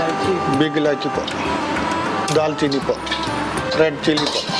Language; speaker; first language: Filipino; non-native, learner; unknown